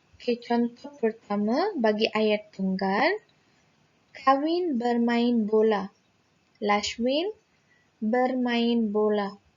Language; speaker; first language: Malay; non-native, local second language; Tamil